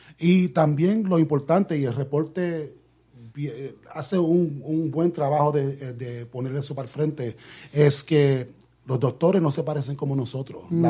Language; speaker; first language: Spanish; early bilingual, heritage; Spanish